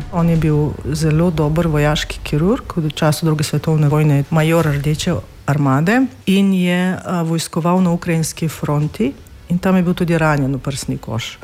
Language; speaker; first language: Slovenian; non-native, fluent; Russian